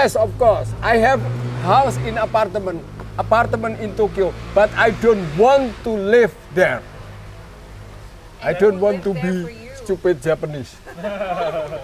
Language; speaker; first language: English; non-native, learner; Indonesian